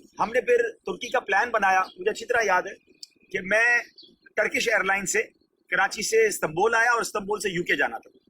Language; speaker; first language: Urdu; native; Urdu